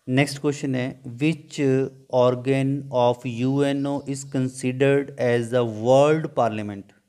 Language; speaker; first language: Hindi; non-native, local second language; Punjabi